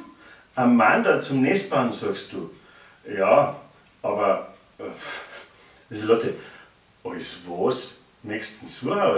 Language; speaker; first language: German; native; German